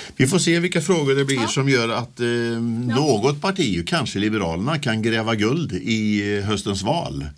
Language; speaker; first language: Swedish; native; Swedish